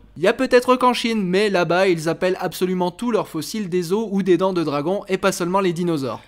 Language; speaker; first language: French; native; French